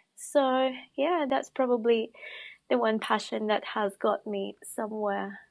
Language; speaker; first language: English; non-native, fluent; Indonesian